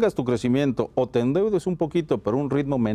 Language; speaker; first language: Spanish; native; Spanish